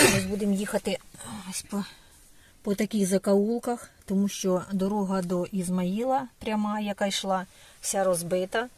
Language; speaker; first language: Ukrainian; non-native, local second language; Russian